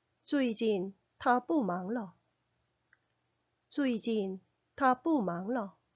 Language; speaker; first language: Chinese; non-native, fluent; Korean